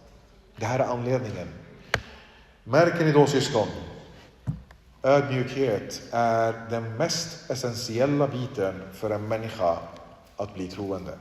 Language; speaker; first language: Swedish; early bilingual, other home language; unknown